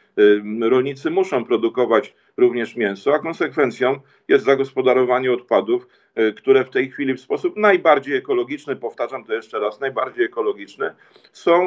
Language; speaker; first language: Polish; native; Polish